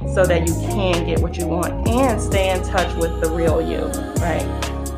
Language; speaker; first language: English; non-native, fluent; Hebrew